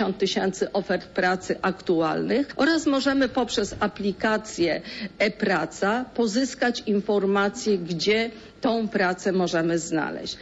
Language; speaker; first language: Polish; native; Polish